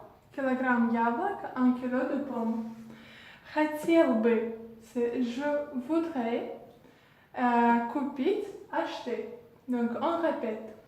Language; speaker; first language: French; non-native, fluent; Russian